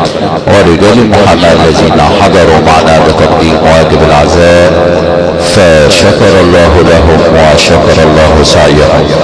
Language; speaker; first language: Arabic; native; Arabic